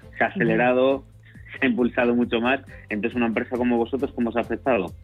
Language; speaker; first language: Spanish; native; Spanish